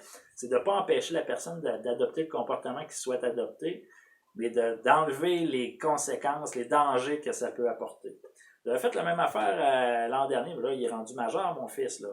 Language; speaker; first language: French; native; French